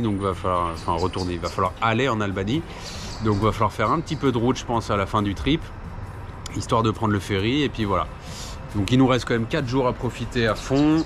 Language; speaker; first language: French; native; French